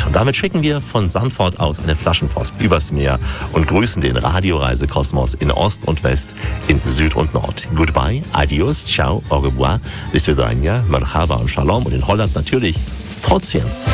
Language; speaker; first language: German; native; German